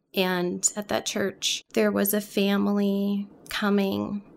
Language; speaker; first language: English; non-native, local second language; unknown